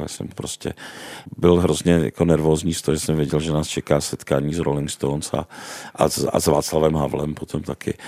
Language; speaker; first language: Czech; native; Czech